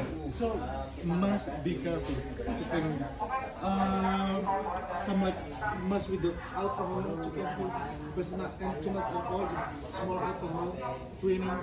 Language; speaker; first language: English; non-native, learner; Indonesian